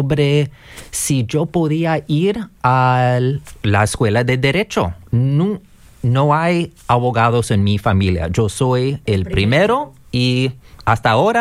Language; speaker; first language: Spanish; non-native, fluent; English